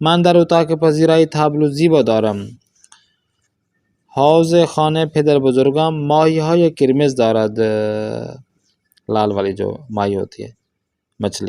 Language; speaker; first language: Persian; non-native, fluent; Urdu